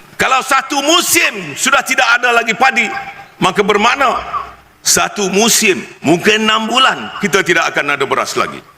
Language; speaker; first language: Malay; native; Malay